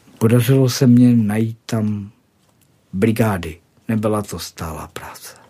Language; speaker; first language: Czech; native; Czech